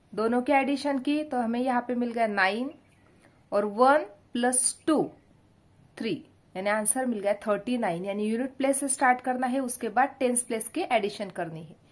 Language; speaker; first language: Hindi; non-native, local second language; Marathi